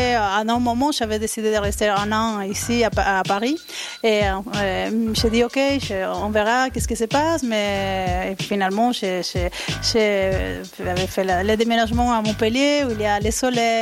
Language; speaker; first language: French; non-native, fluent; Spanish